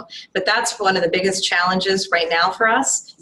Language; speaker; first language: English; native; English